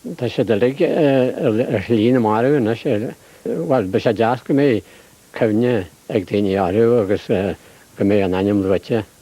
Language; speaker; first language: Irish; native; Irish